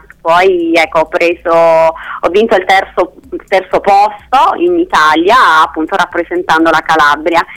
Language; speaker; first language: Italian; non-native, fluent; Spanish